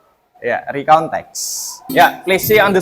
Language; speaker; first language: English; non-native, fluent; Indonesian